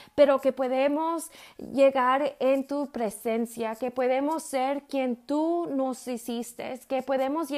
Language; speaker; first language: Spanish; early bilingual, heritage; Spanish